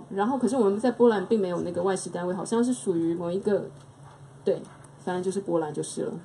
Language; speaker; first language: Chinese; native; Chinese